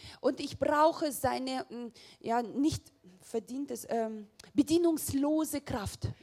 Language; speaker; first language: German; non-native, learner; Russian